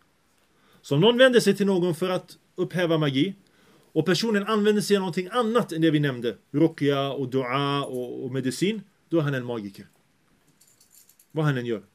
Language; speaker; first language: Swedish; early bilingual, other home language; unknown